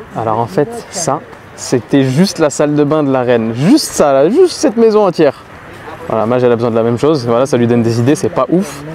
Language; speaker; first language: French; native; French